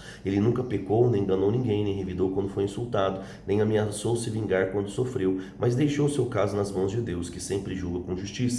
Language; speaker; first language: Portuguese; native; Portuguese